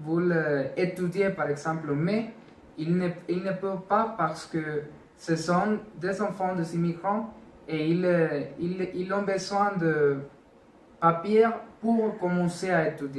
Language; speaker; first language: French; non-native, learner; Spanish